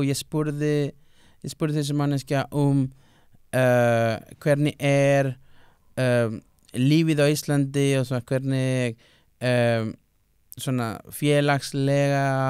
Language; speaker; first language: Icelandic; non-native, learner; Spanish